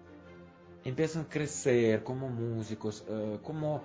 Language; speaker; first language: Spanish; non-native, fluent; Russian